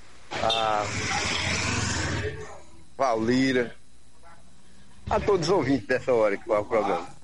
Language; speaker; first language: Portuguese; native; Portuguese